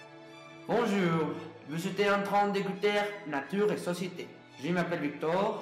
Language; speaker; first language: French; non-native, learner; Spanish